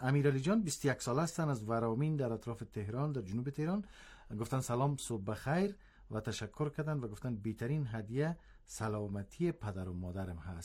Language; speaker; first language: Persian; native; Persian